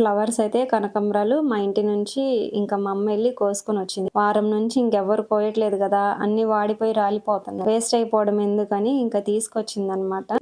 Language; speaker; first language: Telugu; non-native, local second language; Lambadi